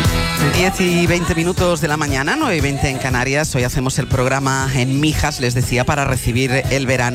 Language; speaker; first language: Spanish; native; Spanish